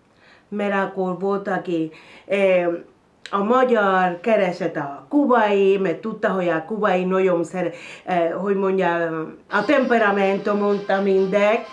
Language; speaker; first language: Hungarian; non-native, learner; Spanish